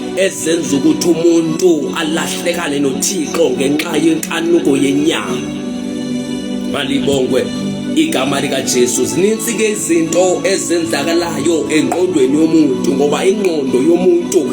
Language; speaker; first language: Zulu; non-native, local second language; Xhosa